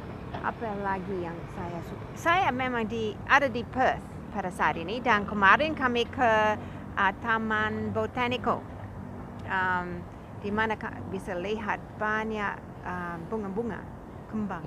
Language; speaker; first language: Indonesian; non-native, fluent; English